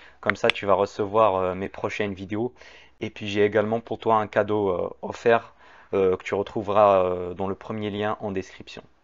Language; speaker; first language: French; native; French